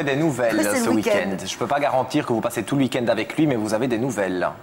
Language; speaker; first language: French; native; French